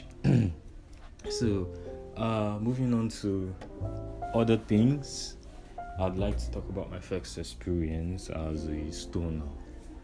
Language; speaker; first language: English; non-native, local second language; Yoruba